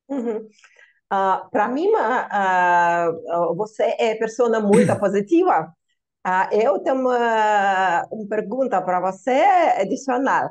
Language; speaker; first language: Portuguese; non-native, learner; Russian